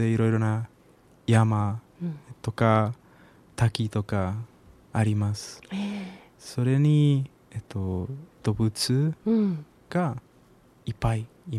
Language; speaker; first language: Japanese; non-native, learner; Spanish